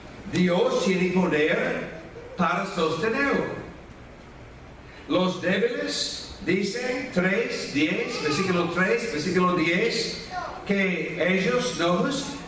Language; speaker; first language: Spanish; non-native, fluent; English